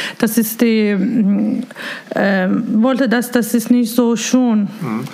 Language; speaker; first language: German; non-native, learner; Persian